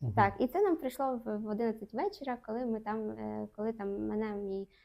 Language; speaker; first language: Ukrainian; non-native, local second language; Russian